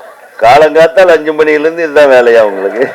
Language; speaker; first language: Tamil; native; Tamil